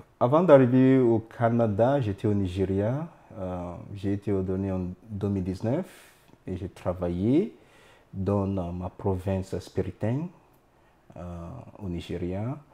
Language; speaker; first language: French; non-native, fluent; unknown